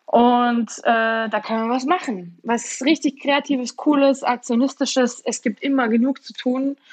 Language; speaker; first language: German; early bilingual, other home language; Georgian